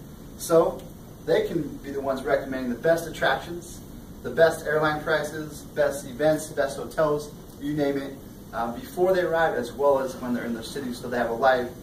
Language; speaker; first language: English; native; English